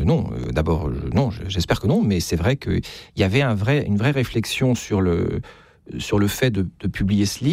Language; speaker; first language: French; native; French